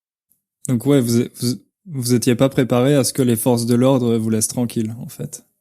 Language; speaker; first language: French; native; French